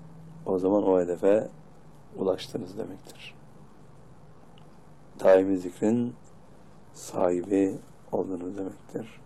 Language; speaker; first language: Turkish; native; Turkish